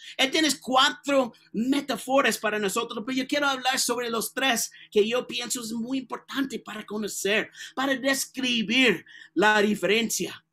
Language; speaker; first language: Spanish; non-native, learner; English